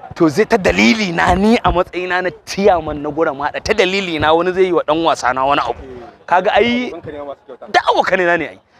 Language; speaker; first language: Hausa; native; Hausa